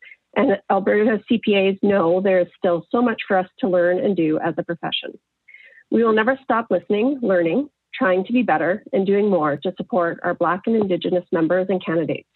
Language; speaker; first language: English; native; English